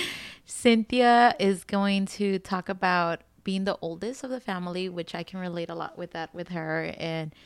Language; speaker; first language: English; early bilingual, other home language; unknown